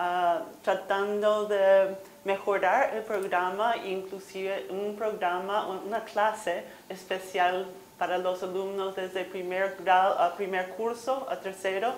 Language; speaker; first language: Spanish; non-native, fluent; English